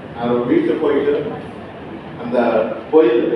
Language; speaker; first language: Tamil; non-native, learner; Kannada